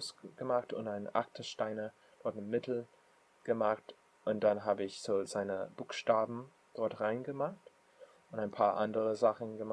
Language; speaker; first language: German; non-native, learner; English